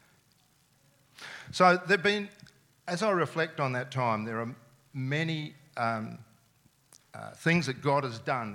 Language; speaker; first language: English; non-native, local second language; Serbian